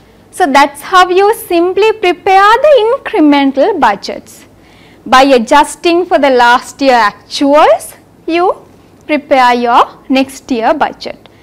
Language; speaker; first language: English; non-native, local second language; Sinhala